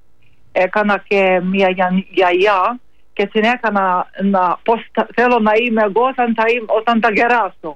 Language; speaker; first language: Greek; non-native, learner; Maltese